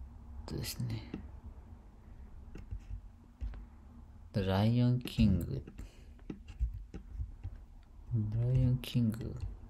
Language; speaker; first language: Japanese; non-native, fluent; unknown